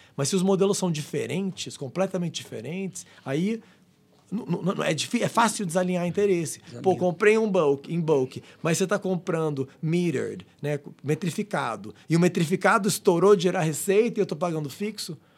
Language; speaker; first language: Portuguese; non-native, fluent; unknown